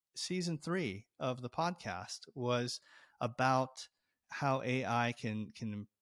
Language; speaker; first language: English; native; English